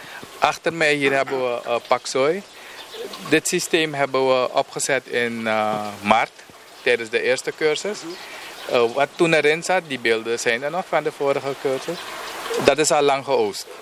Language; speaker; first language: Dutch; non-native, local second language; Papiamento